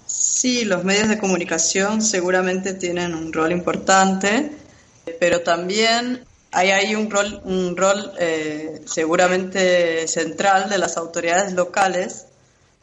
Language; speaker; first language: Spanish; non-native, fluent; Portuguese